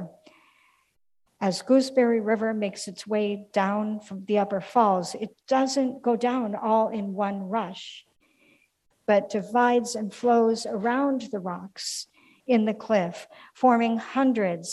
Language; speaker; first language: English; native; English